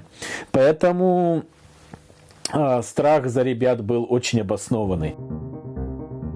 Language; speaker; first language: Russian; native; Russian